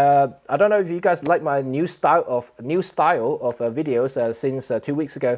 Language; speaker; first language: English; non-native, local second language; Cantonese